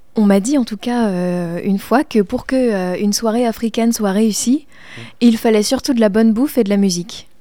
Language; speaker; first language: French; native; French